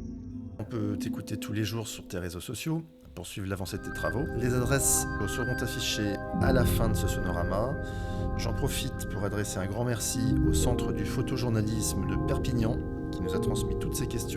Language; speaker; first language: French; native; French